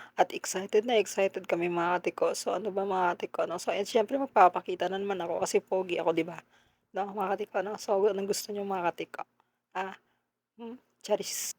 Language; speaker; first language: Filipino; non-native, local second language; Hiligaynon